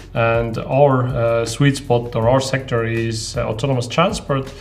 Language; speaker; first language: English; non-native, fluent; Estonian